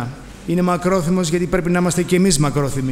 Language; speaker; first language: Greek; native; Greek